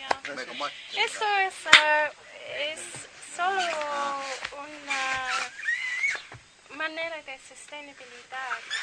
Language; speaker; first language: Spanish; non-native, learner; English